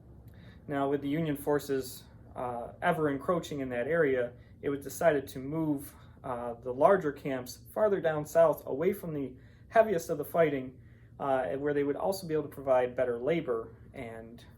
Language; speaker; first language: English; native; English